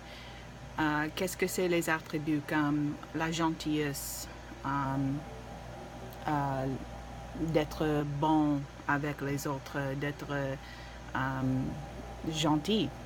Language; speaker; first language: French; non-native, learner; English